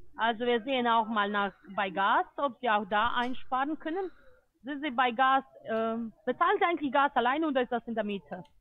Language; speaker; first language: German; non-native, fluent; Bosnian